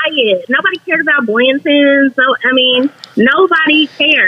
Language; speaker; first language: English; native; English